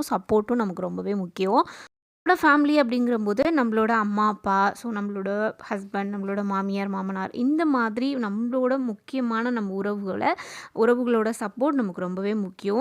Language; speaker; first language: Tamil; native; Tamil